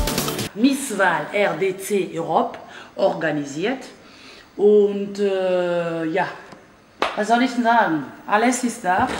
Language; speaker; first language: German; non-native, fluent; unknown